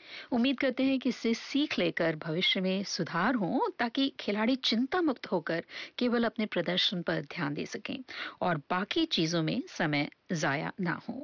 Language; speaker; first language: Hindi; native; Hindi